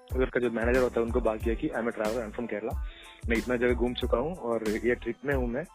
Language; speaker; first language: Hindi; non-native, local second language; Malayalam